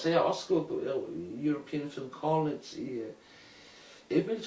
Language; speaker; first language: Danish; non-native, local second language; Kalaallisut